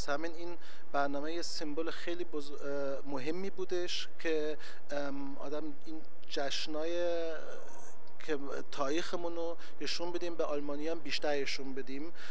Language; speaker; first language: Persian; early bilingual, heritage; Persian